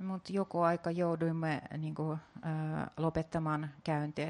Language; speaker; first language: Finnish; non-native, fluent; Russian